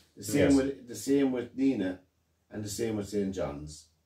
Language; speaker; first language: English; native; English